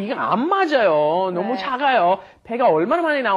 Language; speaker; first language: Korean; non-native, fluent; English